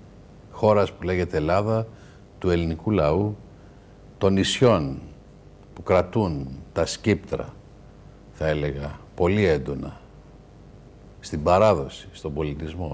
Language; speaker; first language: Greek; native; Greek